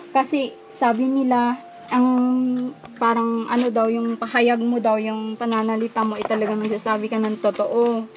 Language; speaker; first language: Filipino; native; Filipino